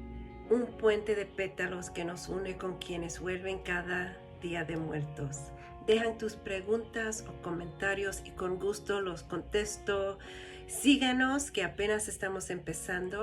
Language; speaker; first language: Spanish; early bilingual, heritage; Spanish